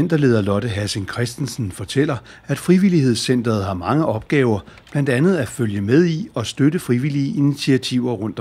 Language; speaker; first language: Danish; native; Danish